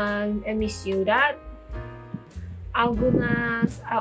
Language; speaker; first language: Spanish; non-native, learner; Malay